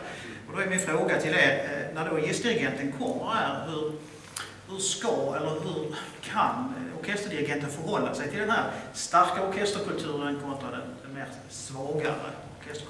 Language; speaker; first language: Swedish; native; Swedish